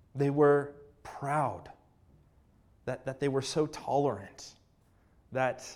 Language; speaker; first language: English; native; English